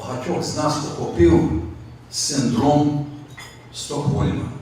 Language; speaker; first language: Ukrainian; early bilingual, heritage; Ukrainian